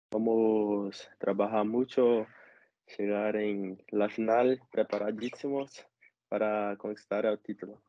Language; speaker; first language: Spanish; non-native, learner; Portuguese